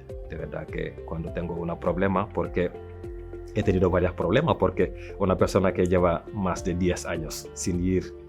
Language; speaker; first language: Spanish; non-native, local second language; French